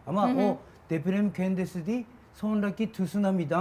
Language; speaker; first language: Turkish; non-native, learner; Japanese